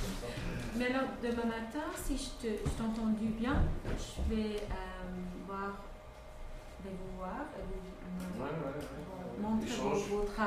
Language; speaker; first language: French; non-native, fluent; English